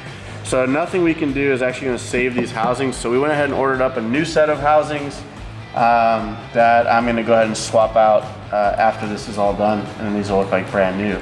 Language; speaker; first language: English; native; English